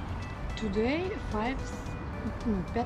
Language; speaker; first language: English; non-native, learner; Russian